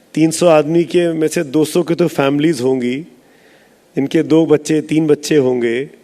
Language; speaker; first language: Hindi; native; Hindi